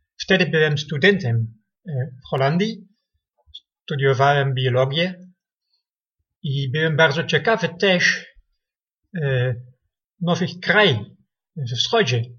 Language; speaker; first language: Polish; non-native, learner; Dutch